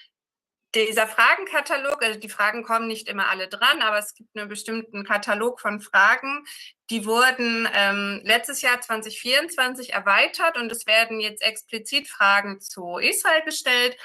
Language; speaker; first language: German; native; German